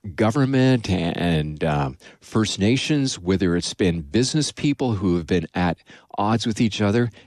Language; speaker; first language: English; native; English